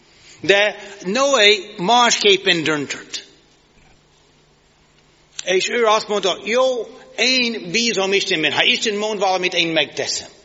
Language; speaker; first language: Hungarian; non-native, fluent; English